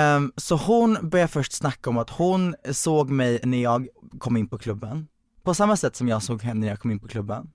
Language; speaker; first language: Swedish; early bilingual, other home language; Hungarian